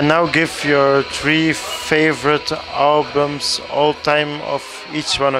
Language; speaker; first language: English; non-native, fluent; Dutch